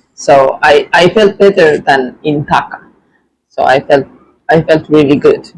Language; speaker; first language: English; non-native, fluent; Estonian